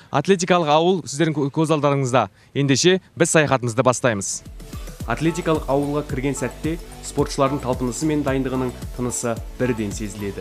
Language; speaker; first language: Kazakh; native; Kazakh